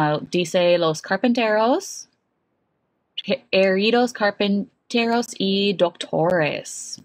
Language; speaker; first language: Spanish; non-native, learner; English